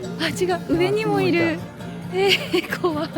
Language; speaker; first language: Japanese; native; Japanese